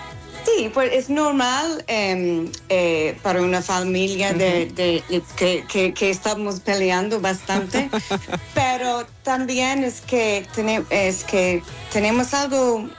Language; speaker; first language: Spanish; non-native, learner; English